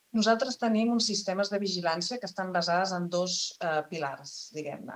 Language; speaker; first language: Catalan; native; Catalan